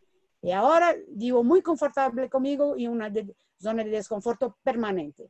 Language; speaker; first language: Spanish; non-native, fluent; Portuguese